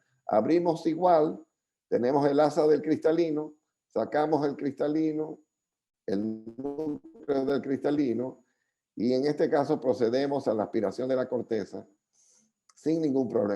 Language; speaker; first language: Spanish; native; Spanish